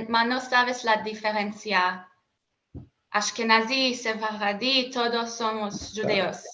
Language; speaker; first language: Spanish; non-native, learner; English